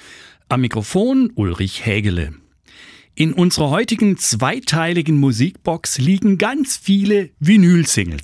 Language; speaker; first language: German; native; German